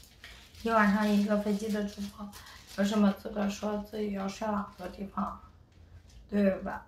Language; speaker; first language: Chinese; native; Chinese